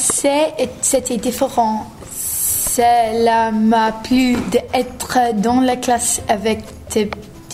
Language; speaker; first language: French; non-native, learner; English